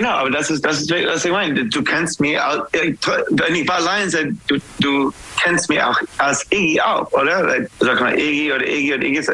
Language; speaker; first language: German; non-native, fluent; English